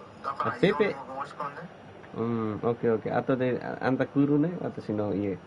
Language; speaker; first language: Japanese; non-native, learner; Nepali